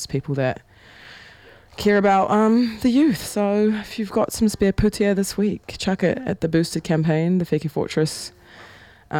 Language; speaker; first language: English; native; English